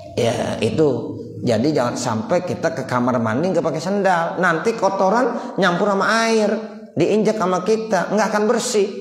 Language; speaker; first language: Indonesian; native; Indonesian